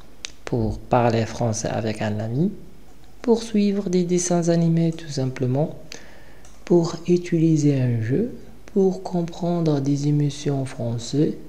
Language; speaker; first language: French; non-native, local second language; Arabic